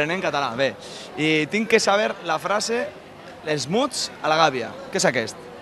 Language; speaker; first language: Catalan; non-native, learner; Spanish